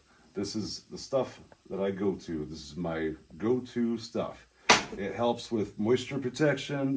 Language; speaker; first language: English; native; English